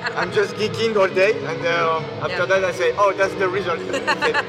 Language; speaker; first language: English; non-native, fluent; French